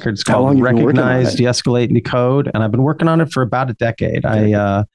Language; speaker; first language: English; native; English